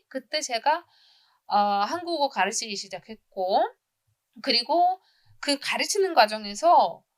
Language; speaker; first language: Korean; non-native, fluent; Uzbek